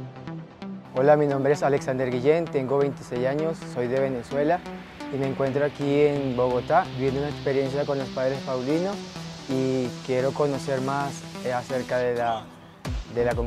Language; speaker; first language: Spanish; native; Spanish